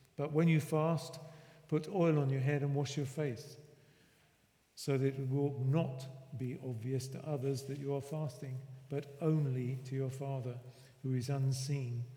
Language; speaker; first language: English; native; English